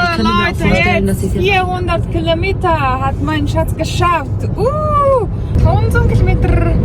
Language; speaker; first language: German; non-native, learner; Mongolian